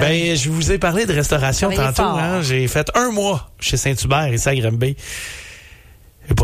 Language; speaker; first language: French; native; French